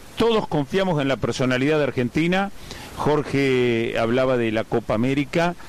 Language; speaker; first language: Spanish; native; Spanish